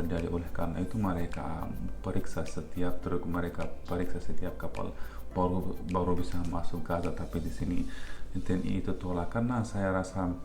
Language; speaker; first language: Indonesian; non-native, fluent; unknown